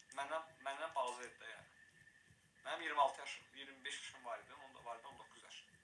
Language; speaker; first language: Azerbaijani; native; Azerbaijani